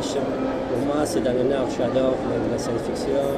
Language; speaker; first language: French; non-native, fluent; Spanish